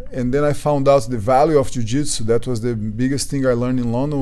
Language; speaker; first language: English; non-native, fluent; Portuguese